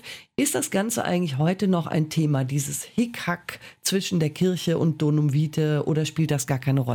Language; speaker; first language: German; native; German